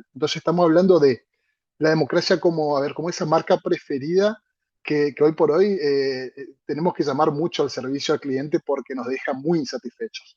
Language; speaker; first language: Spanish; native; Spanish